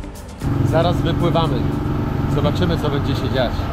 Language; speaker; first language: Polish; native; Polish